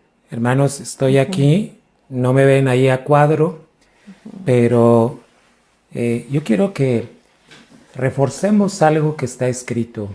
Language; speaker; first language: Spanish; native; Spanish